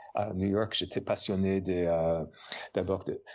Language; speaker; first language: French; non-native, fluent; English